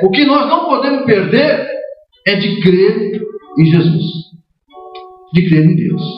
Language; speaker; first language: Portuguese; native; Portuguese